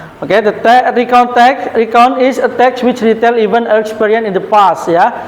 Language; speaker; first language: English; non-native, learner; Indonesian